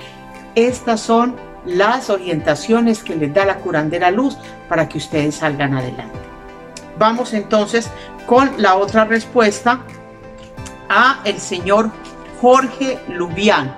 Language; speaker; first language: Spanish; native; Spanish